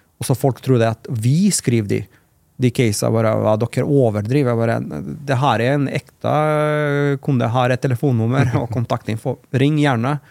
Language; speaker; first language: Norwegian; non-native, fluent; Macedonian